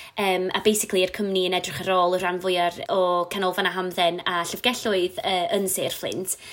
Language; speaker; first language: Welsh; non-native, local second language; English